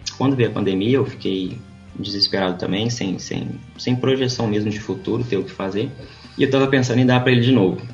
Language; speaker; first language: Portuguese; native; Portuguese